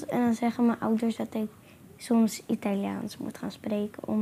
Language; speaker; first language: Dutch; early bilingual, other home language; Italian